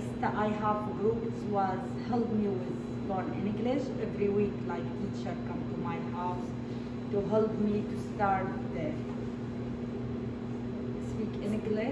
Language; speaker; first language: English; non-native, learner; Arabic